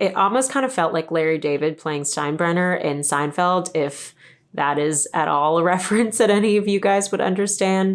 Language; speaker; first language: English; native; English